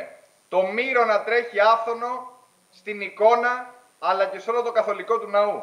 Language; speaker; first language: Greek; native; Greek